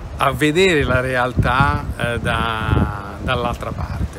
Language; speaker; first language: Italian; native; Italian